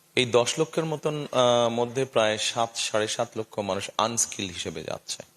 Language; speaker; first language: Bangla; native; Bangla